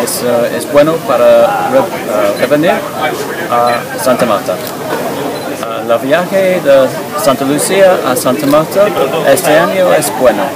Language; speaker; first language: Spanish; non-native, learner; English